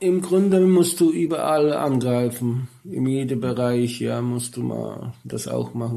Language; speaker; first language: German; non-native, learner; Polish